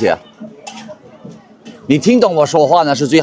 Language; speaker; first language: Chinese; non-native, fluent; English